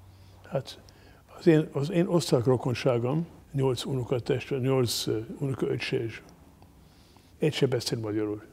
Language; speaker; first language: Hungarian; non-native, learner; German